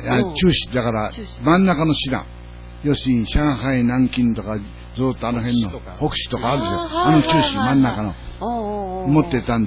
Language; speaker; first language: Japanese; native; Japanese